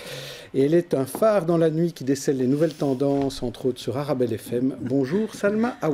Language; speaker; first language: French; native; French